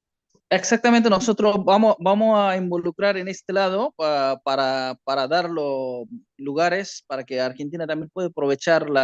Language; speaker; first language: Spanish; non-native, learner; Bangla